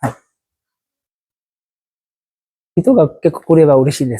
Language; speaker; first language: Japanese; non-native, learner; Bangla